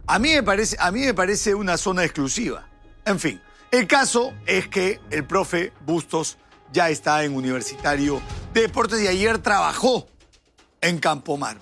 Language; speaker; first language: Spanish; native; Spanish